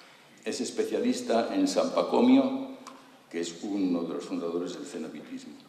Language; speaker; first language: Spanish; native; Spanish